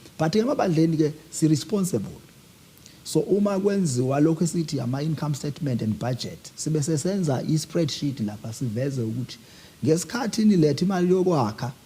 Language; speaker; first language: Zulu; native; Zulu